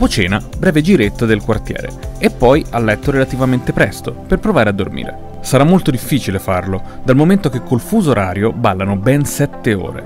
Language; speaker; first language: Italian; native; Italian